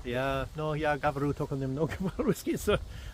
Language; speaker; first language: Russian; non-native, learner; English